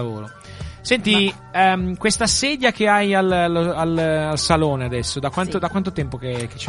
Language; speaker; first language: Italian; early bilingual, heritage; Italian